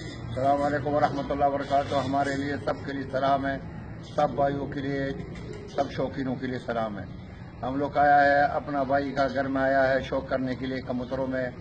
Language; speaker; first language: Hindi; non-native, learner; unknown